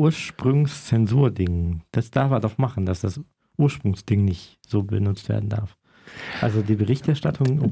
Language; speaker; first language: German; native; German